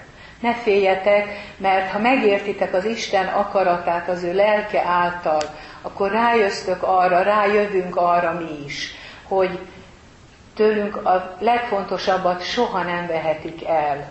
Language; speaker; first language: Hungarian; native; Hungarian